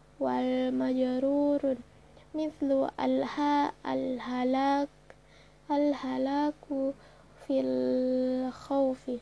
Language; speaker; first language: Arabic; non-native, learner; Indonesian